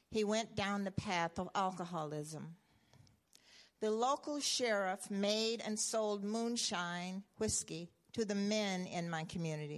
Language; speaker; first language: English; native; English